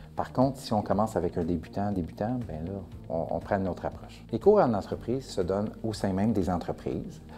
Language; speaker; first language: French; native; French